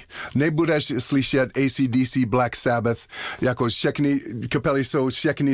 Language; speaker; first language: Czech; non-native, learner; English